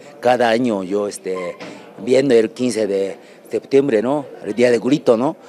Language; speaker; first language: Spanish; non-native, learner; Japanese